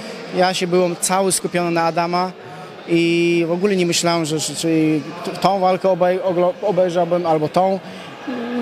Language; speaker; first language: Polish; non-native, fluent; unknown